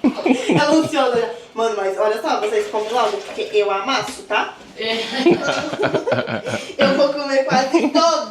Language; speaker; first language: Portuguese; native; Portuguese